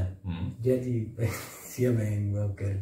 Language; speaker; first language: Indonesian; non-native, learner; Arabic